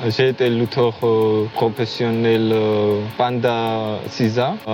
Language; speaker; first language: French; non-native, learner; Georgian